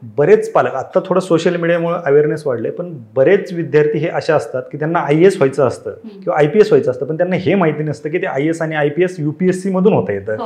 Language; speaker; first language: Marathi; native; Marathi